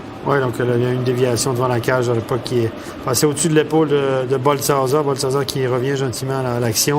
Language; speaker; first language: French; native; French